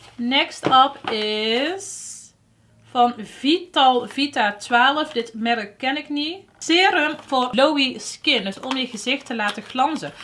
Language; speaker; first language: Dutch; early bilingual, other home language; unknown